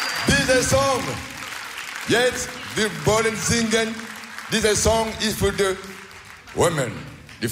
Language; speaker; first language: German; non-native, learner; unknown